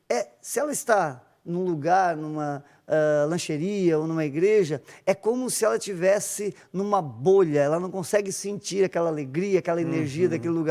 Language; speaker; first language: Portuguese; native; Portuguese